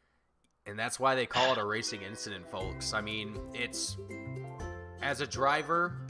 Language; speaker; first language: English; native; English